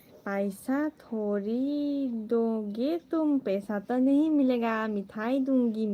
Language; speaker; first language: Hindi; non-native, local second language; Assamese